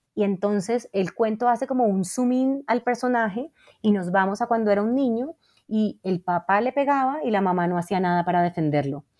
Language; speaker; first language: Spanish; native; Spanish